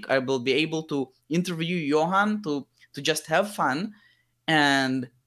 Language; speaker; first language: English; early bilingual, other home language; Hebrew